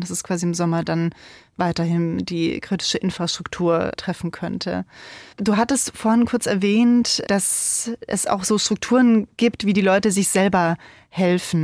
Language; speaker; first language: German; native; German